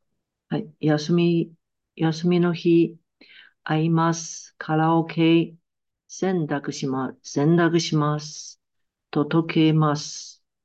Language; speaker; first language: Japanese; non-native, learner; Chinese